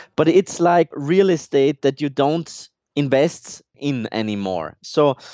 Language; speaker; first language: English; non-native, fluent; German